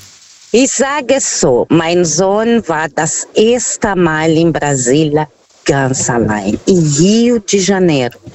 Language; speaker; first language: German; non-native, fluent; Portuguese